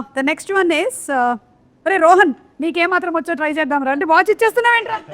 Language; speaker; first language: Telugu; non-native, local second language; Malayalam